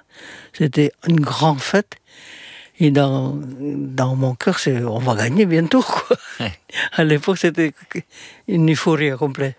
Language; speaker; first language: French; non-native, fluent; Indonesian